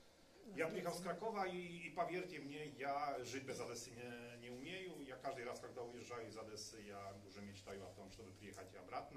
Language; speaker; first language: Polish; non-native, learner; Russian